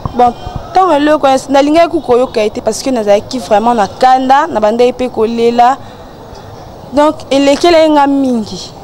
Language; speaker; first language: Lingala; non-native, local second language; Luba-Lulua